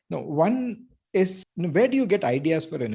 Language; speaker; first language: English; non-native, local second language; Tamil